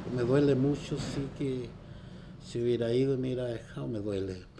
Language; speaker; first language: Spanish; native; Spanish